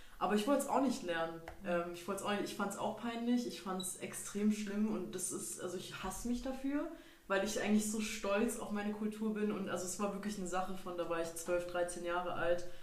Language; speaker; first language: German; native; German